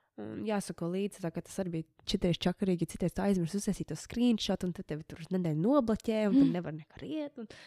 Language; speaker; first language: Latvian; early bilingual, heritage; Latvian